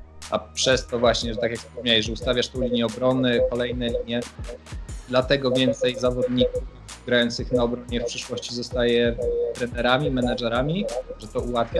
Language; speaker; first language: Polish; native; Polish